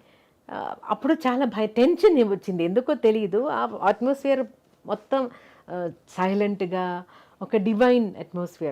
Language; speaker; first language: Telugu; non-native, local second language; Malayalam